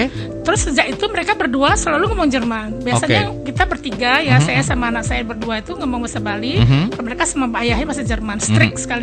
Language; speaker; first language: Indonesian; non-native, local second language; Balinese